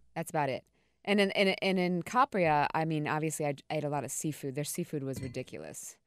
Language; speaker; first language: English; native; English